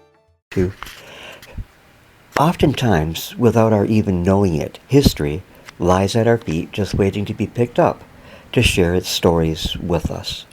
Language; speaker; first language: English; native; English